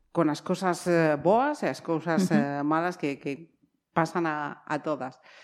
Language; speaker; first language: Galician; native; Galician